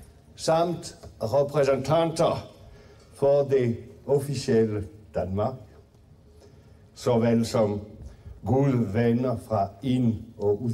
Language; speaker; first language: Danish; non-native, fluent; French